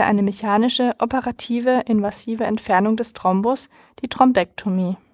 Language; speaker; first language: German; native; German